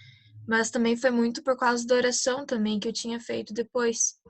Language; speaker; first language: Portuguese; native; Portuguese